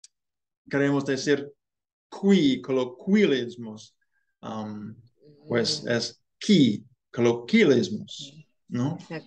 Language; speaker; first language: Spanish; non-native, learner; English